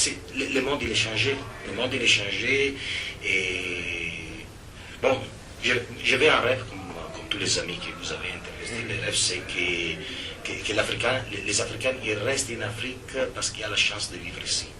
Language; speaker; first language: French; non-native, fluent; Italian